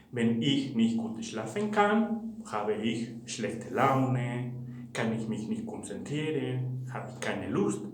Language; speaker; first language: German; non-native, fluent; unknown